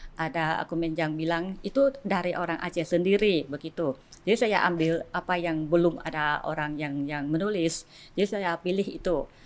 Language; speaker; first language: Indonesian; non-native, fluent; Thai